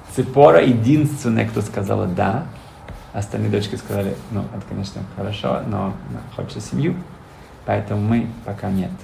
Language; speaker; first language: Russian; early bilingual, heritage; Russian